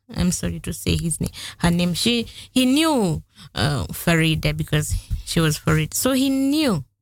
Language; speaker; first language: English; non-native, local second language; Ganda